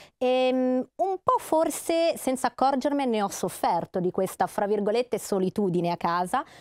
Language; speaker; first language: Italian; native; Italian